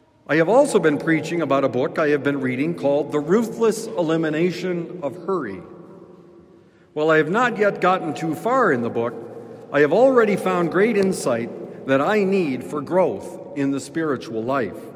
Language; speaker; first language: English; native; English